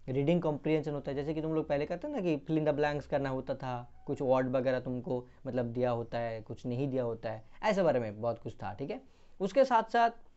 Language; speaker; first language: Hindi; non-native, local second language; Bangla